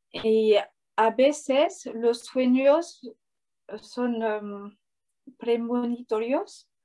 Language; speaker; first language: Spanish; non-native, fluent; French